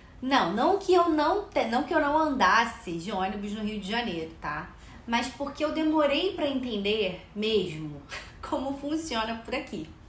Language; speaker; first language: Portuguese; native; Portuguese